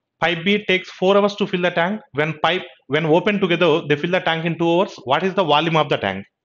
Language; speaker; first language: English; non-native, local second language; Telugu